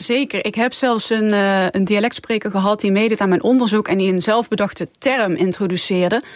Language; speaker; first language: Dutch; native; Dutch